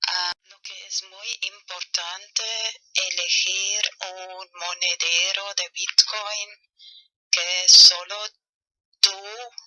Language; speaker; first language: Spanish; non-native, fluent; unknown